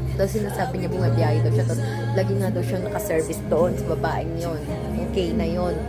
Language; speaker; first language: Filipino; native; Filipino